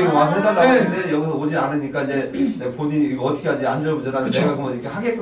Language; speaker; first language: Korean; native; Korean